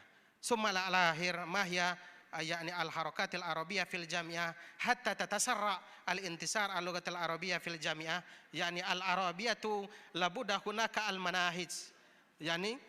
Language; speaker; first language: Arabic; non-native, fluent; Indonesian